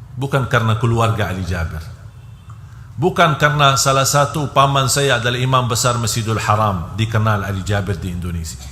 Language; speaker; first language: Indonesian; non-native, fluent; Arabic